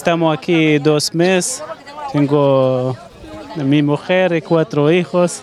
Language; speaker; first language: Spanish; non-native, learner; Arabic